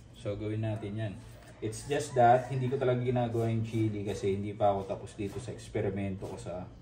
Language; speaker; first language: Filipino; non-native, local second language; Iloko